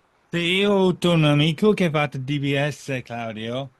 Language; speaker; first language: Italian; non-native, fluent; English